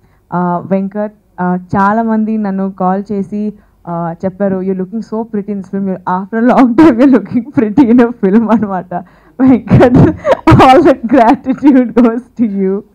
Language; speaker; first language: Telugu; non-native, fluent; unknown